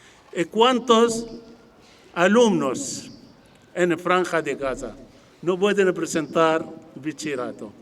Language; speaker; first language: Spanish; non-native, fluent; Arabic